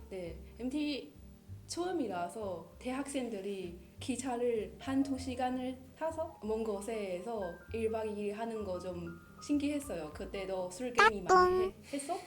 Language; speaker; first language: Korean; non-native, learner; Chinese